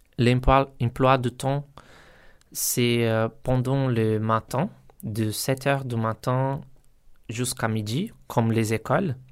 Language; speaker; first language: French; non-native, learner; Portuguese